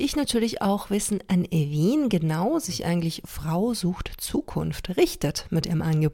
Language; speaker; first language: German; native; German